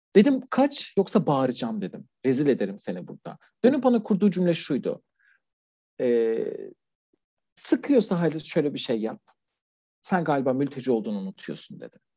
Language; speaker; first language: Turkish; non-native, fluent; Persian